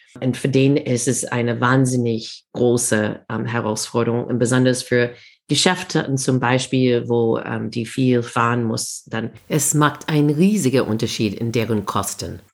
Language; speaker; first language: German; non-native, fluent; English